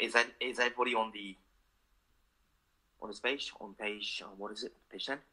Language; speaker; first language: English; non-native, fluent; Japanese